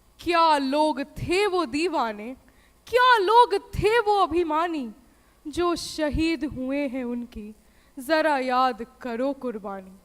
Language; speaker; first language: Hindi; native; Hindi